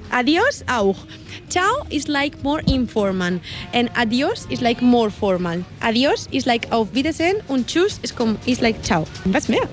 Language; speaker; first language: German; non-native, learner; Spanish